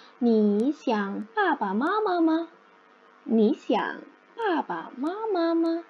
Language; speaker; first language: Chinese; non-native, fluent; Indonesian